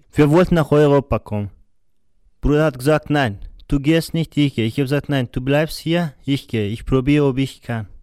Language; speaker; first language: German; non-native, learner; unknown